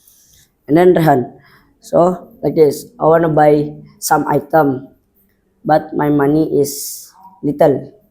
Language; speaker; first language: English; non-native, learner; Indonesian